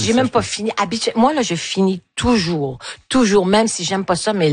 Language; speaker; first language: French; native; French